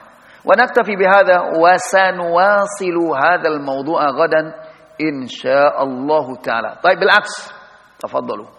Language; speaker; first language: Arabic; non-native, fluent; Indonesian